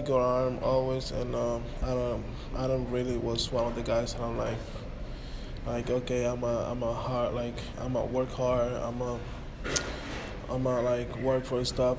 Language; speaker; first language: English; non-native, fluent; Spanish